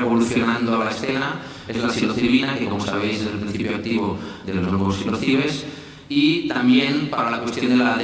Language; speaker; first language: Spanish; native; Spanish